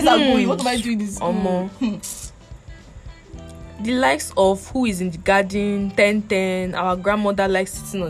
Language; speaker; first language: English; non-native, local second language; Igbo